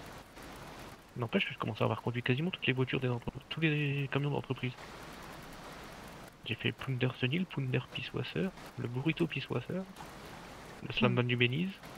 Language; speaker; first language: French; native; French